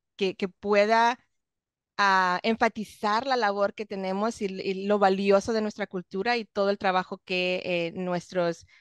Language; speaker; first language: English; non-native, fluent; Spanish